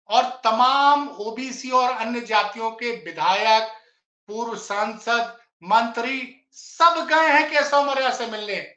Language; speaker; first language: Hindi; native; Hindi